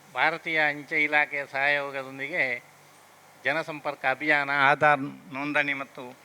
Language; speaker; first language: Kannada; native; Kannada